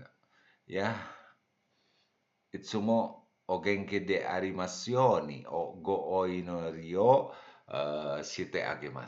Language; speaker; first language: Japanese; non-native, fluent; Indonesian